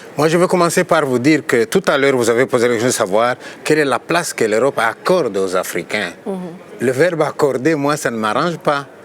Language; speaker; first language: French; non-native, local second language; Luba-Lulua